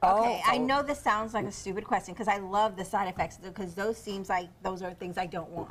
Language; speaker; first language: English; native; English